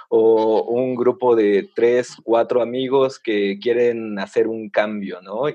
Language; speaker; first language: Spanish; native; Spanish